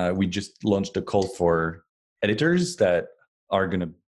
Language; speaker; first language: English; non-native, fluent; French